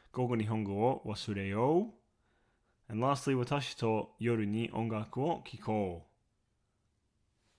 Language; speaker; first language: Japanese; non-native, fluent; English